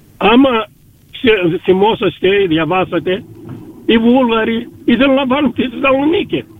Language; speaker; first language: Greek; early bilingual, heritage; Greek